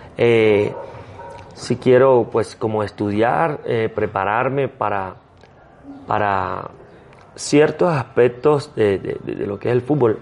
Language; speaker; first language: Spanish; native; Spanish